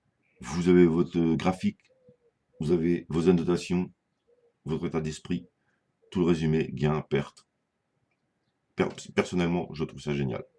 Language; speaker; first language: French; native; French